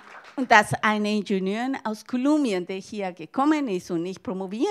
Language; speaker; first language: German; non-native, fluent; Spanish